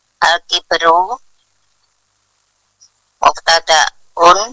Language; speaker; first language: Arabic; non-native, learner; Indonesian